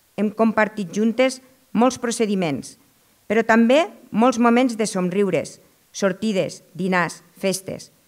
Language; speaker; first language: Catalan; native; Catalan